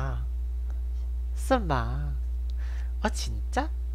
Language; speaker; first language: Chinese; non-native, learner; Korean